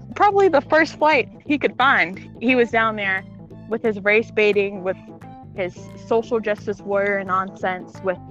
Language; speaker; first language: English; native; English